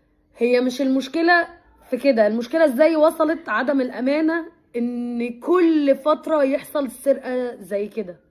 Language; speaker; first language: Arabic; native; Arabic